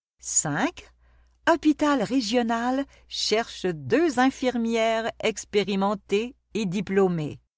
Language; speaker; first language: French; non-native, local second language; Arabic